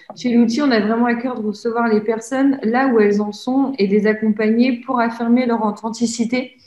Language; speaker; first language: French; native; French